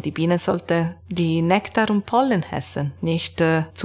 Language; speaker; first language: German; non-native, learner; Italian